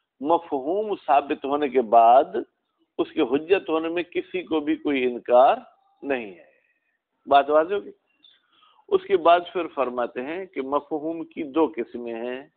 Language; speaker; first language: Urdu; non-native, local second language; Sindhi